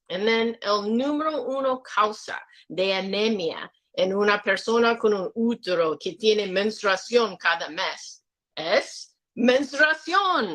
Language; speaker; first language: Spanish; non-native, learner; English